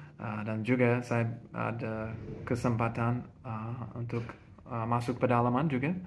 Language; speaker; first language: Indonesian; non-native, fluent; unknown